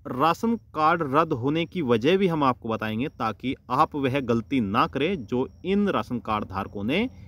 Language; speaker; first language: Hindi; native; Hindi